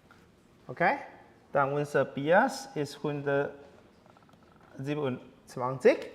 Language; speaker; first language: German; non-native, learner; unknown